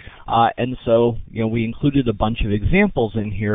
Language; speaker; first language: English; native; English